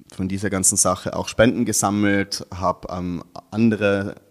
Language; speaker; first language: German; native; German